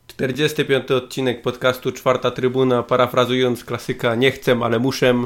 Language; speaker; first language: Polish; native; Polish